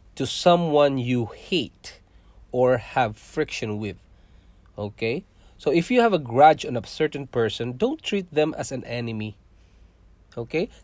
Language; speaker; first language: English; non-native, local second language; Cebuano